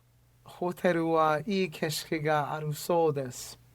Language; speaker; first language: Japanese; non-native, learner; English